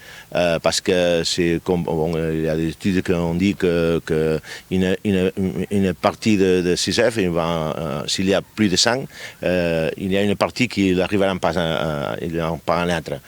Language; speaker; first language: French; non-native, fluent; Catalan